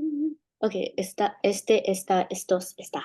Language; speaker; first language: Spanish; non-native, learner; English